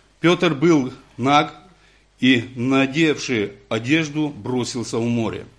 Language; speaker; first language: Polish; non-native, learner; Ukrainian